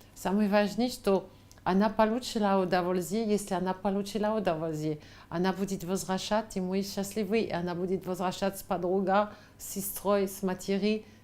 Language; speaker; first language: Russian; non-native, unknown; French